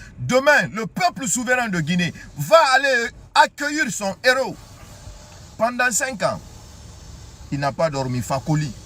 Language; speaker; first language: French; non-native, local second language; Susu